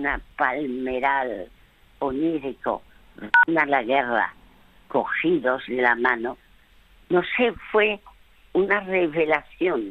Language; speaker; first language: Spanish; early bilingual, other home language; French